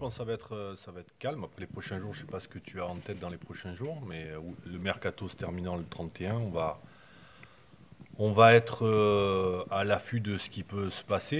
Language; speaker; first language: French; native; French